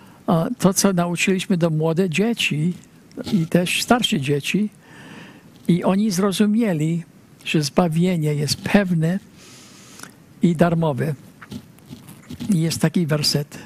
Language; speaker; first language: Polish; early bilingual, heritage; Polish